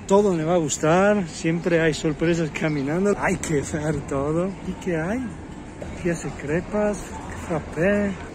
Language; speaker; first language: Spanish; non-native, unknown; Italian